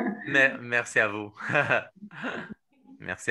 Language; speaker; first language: French; non-native, fluent; Spanish